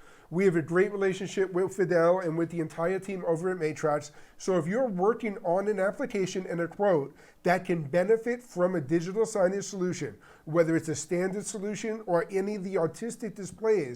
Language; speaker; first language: English; native; English